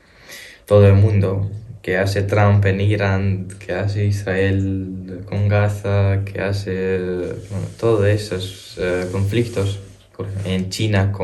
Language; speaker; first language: Spanish; early bilingual, other home language; Ukrainian